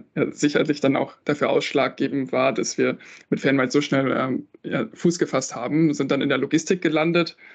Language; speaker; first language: German; native; German